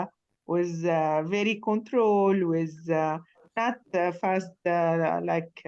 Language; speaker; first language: English; non-native, learner; Arabic